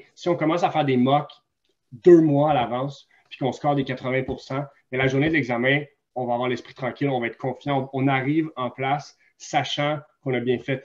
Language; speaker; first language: French; native; French